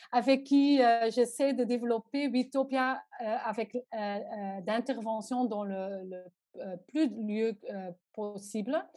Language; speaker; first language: French; non-native, local second language; Dutch